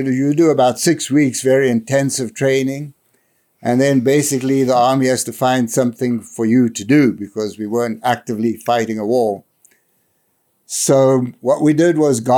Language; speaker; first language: English; native; English